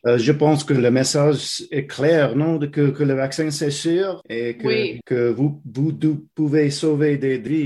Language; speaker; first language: French; non-native, learner; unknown